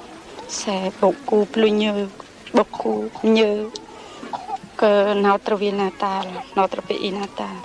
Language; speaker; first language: French; non-native, local second language; Khmer